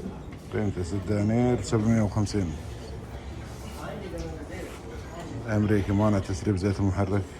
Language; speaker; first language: Arabic; native; Arabic